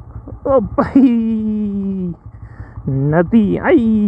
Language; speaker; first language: Hindi; non-native, local second language; Gujarati